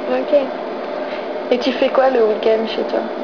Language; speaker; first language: French; native; French